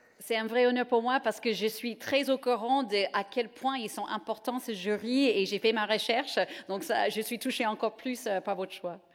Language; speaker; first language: French; native; French